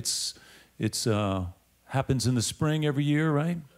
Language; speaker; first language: English; native; English